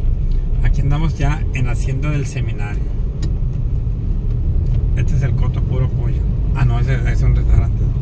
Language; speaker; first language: Spanish; native; Spanish